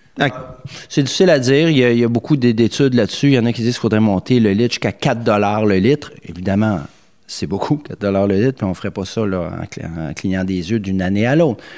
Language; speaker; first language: French; native; French